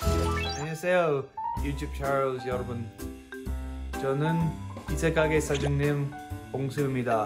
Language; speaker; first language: Korean; non-native, learner; English